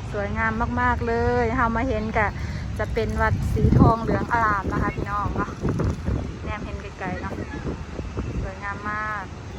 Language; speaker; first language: Thai; native; Thai